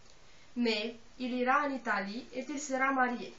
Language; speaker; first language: French; non-native, learner; Romanian